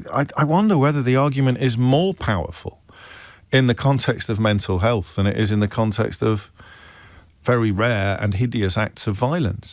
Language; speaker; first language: English; native; English